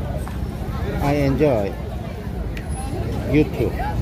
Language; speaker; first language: English; non-native, learner; Korean